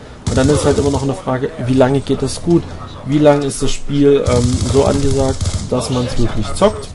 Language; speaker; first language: German; native; German